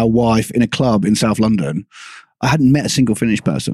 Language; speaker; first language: English; native; English